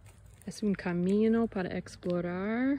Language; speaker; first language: Spanish; non-native, learner; English